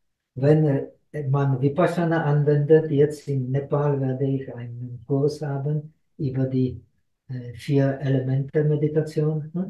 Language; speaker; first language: German; non-native, fluent; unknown